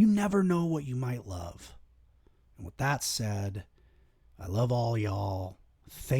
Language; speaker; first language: English; native; English